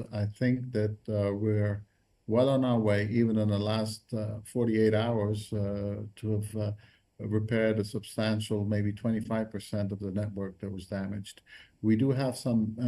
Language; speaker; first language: English; non-native, fluent; Arabic